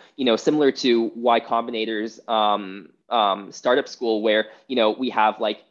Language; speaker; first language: English; non-native, fluent; Chinese